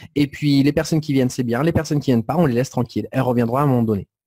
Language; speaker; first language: French; native; French